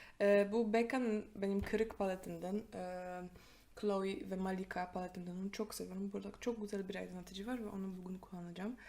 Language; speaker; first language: Turkish; non-native, fluent; Polish